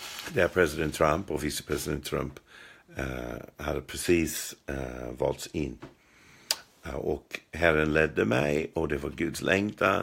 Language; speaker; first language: Swedish; non-native, fluent; English